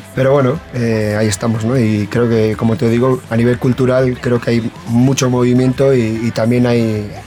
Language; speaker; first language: Spanish; non-native, local second language; Basque